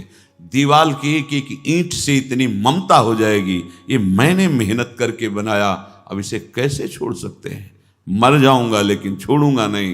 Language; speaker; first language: Hindi; native; Hindi